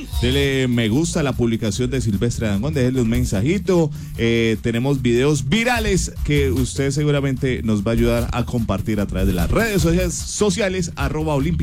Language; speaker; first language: Spanish; native; Spanish